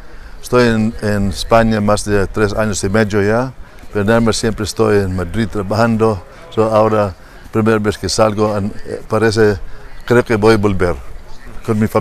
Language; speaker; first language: Spanish; non-native, fluent; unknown